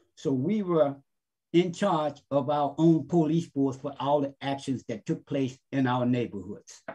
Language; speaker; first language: English; native; English